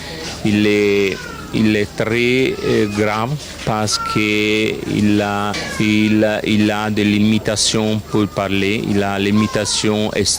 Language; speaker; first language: French; non-native, fluent; Italian